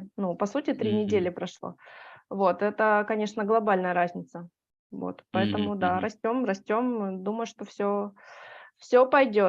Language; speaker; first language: Russian; native; Russian